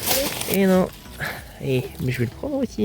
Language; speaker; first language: French; native; French